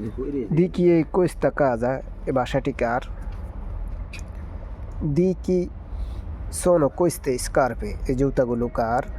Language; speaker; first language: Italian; non-native, fluent; Bangla